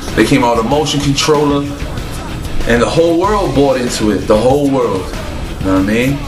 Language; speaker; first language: English; native; English